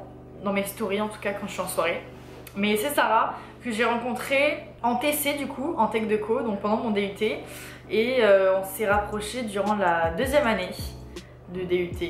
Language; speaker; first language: French; native; French